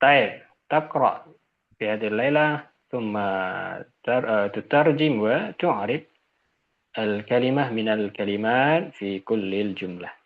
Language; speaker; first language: Arabic; non-native, fluent; Indonesian